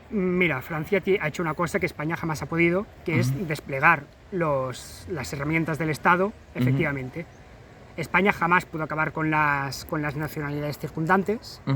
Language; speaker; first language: Spanish; native; Spanish